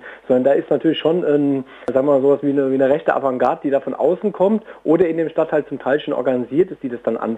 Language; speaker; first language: German; native; German